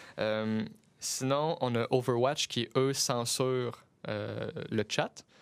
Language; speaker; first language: French; native; French